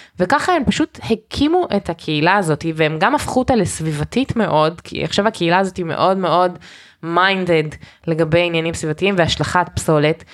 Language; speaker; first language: Hebrew; early bilingual, heritage; Hebrew